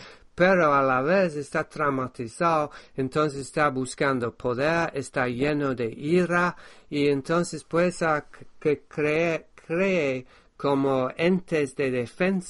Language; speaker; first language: Spanish; non-native, fluent; English